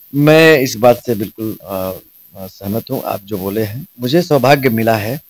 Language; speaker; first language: Hindi; non-native, local second language; Bhojpuri